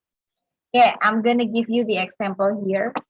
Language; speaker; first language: English; non-native, fluent; Indonesian